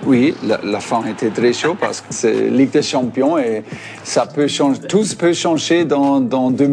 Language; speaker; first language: French; non-native, fluent; German